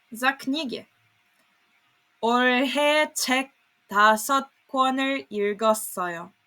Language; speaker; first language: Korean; non-native, fluent; Serbian